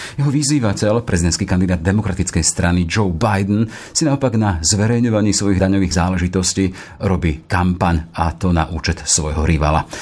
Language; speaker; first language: Slovak; native; Slovak